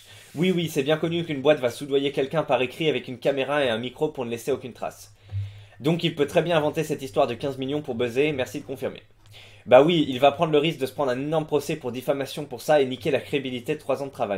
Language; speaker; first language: French; native; French